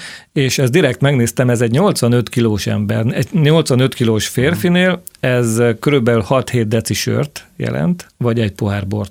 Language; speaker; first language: Hungarian; native; Hungarian